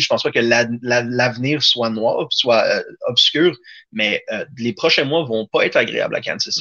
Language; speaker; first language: French; native; French